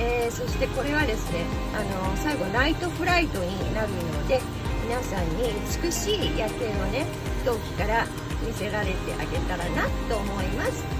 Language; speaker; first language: Japanese; native; Japanese